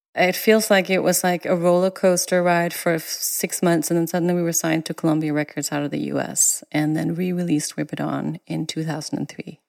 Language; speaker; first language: English; non-native, fluent; Danish